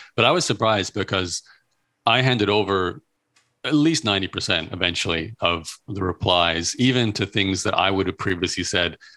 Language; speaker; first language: English; native; English